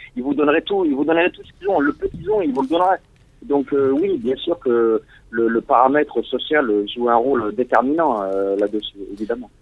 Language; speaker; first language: French; non-native, local second language; Arabic